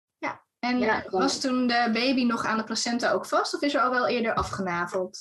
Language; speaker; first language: Dutch; native; Dutch